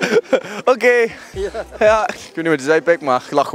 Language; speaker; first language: German; non-native, learner; Dutch